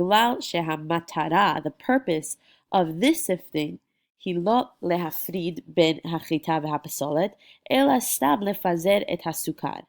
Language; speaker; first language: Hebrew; non-native, fluent; English